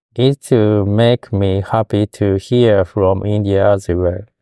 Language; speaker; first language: English; non-native, fluent; Japanese